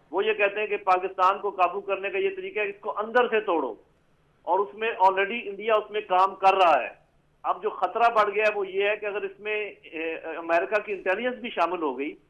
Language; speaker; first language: Urdu; native; Urdu